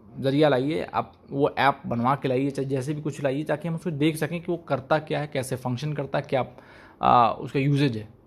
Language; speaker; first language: Hindi; native; Hindi